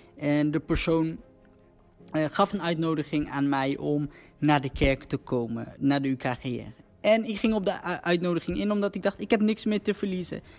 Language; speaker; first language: Dutch; early bilingual, other home language; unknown